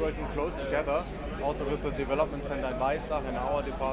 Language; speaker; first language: English; non-native, fluent; German